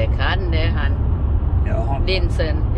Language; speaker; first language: Norwegian; non-native, learner; Thai